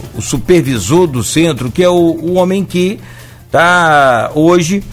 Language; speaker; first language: Portuguese; native; Portuguese